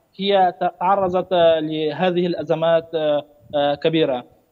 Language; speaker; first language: Arabic; non-native, fluent; Urdu